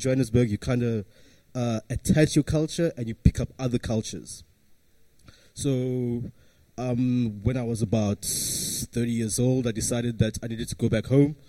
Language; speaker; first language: English; early bilingual, other home language; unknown